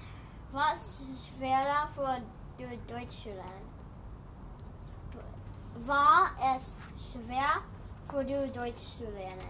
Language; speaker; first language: German; non-native, learner; English